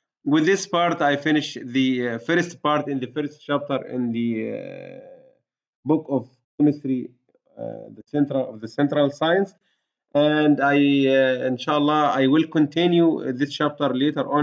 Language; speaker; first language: English; non-native, fluent; Arabic